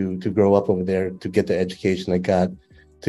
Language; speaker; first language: English; native; English